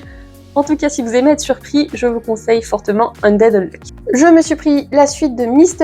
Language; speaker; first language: French; native; French